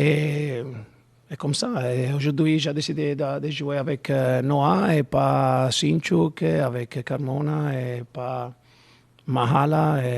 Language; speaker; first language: French; non-native, learner; Italian